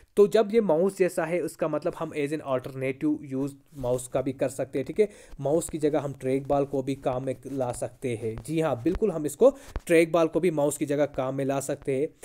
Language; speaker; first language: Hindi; non-native, local second language; Kashmiri